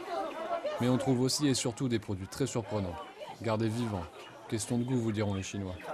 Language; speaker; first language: French; native; French